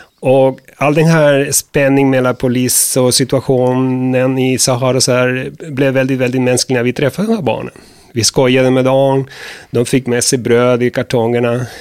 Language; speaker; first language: Swedish; non-native, fluent; Spanish